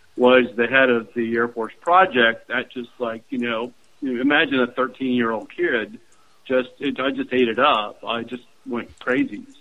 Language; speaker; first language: English; native; English